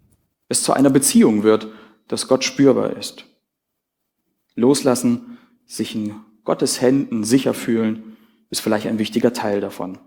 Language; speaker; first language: German; native; German